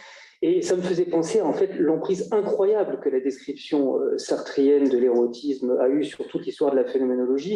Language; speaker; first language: French; native; French